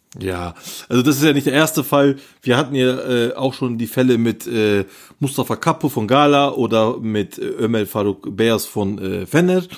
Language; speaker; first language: German; early bilingual, other home language; Turkish